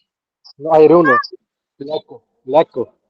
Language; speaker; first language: Italian; non-native, learner; Urdu